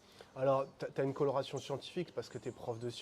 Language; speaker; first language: French; native; French